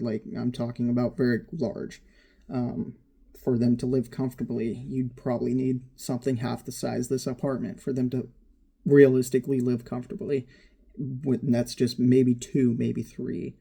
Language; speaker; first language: English; native; English